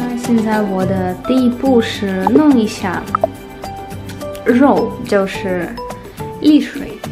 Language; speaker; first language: Chinese; non-native, learner; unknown